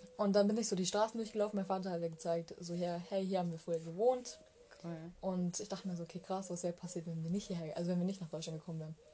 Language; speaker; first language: German; early bilingual, other home language; Turkish